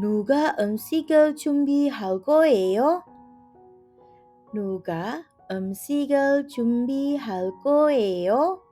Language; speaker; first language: Korean; non-native, fluent; Indonesian